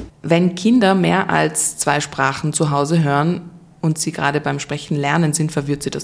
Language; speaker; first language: German; native; German